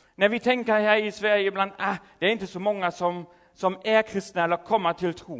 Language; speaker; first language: Swedish; non-native, fluent; German